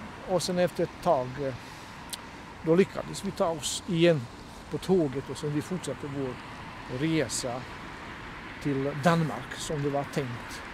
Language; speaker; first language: Swedish; non-native, fluent; Bosnian